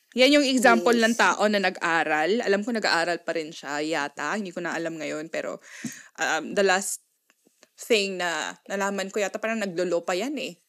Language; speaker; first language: Filipino; non-native, local second language; Pampanga